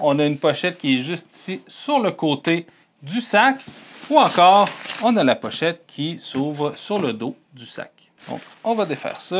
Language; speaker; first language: French; native; French